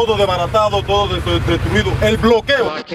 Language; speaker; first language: Spanish; native; Spanish